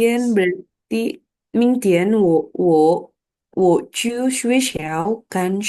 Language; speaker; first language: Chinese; non-native, learner; Indonesian